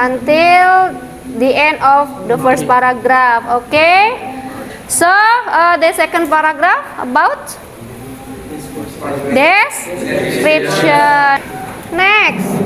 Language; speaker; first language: English; non-native, learner; Indonesian